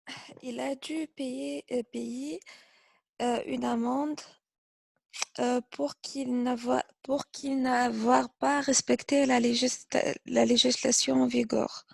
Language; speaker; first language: French; non-native, learner; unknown